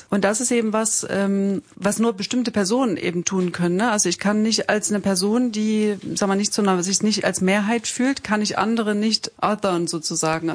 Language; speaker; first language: German; native; German